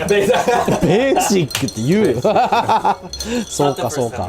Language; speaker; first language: Japanese; native; Japanese